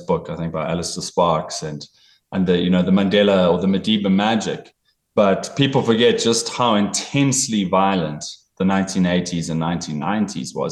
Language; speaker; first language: English; native; English